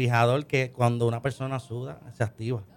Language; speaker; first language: Spanish; native; Spanish